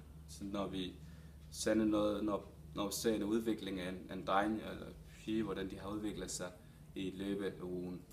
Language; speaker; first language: Danish; non-native, fluent; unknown